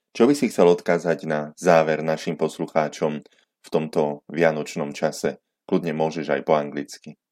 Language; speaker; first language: Slovak; native; Slovak